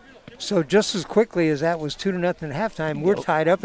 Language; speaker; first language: English; native; English